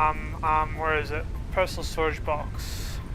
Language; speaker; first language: English; native; English